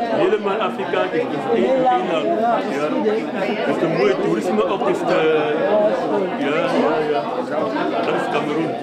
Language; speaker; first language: Dutch; non-native, learner; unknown